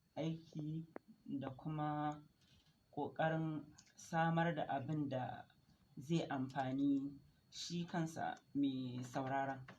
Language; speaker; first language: Hausa; non-native, local second language; Fula